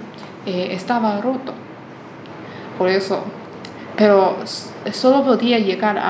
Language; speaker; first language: Spanish; non-native, fluent; Chinese